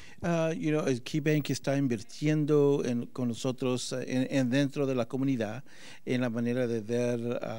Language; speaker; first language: Spanish; early bilingual, heritage; Spanish